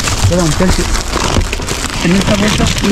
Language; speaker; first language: Spanish; native; Spanish